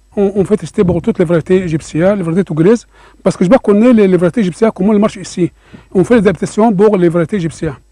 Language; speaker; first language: French; non-native, learner; Arabic